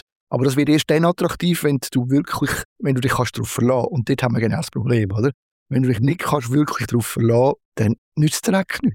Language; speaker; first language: German; native; German